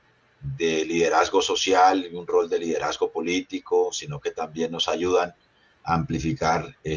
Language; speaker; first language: Spanish; native; Spanish